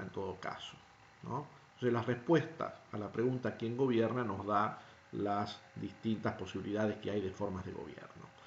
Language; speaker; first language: Spanish; native; Spanish